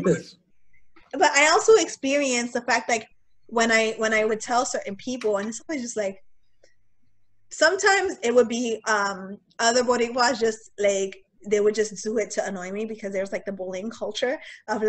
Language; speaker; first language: English; early bilingual, other home language; Spanish